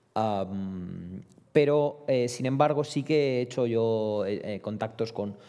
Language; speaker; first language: Spanish; early bilingual, other home language; Romanian